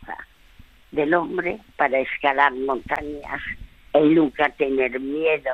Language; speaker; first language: Spanish; early bilingual, other home language; French